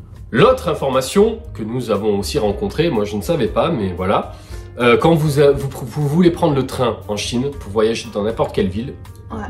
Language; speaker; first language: French; native; French